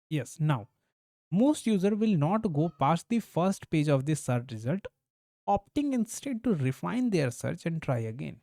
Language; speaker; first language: English; non-native, local second language; Hindi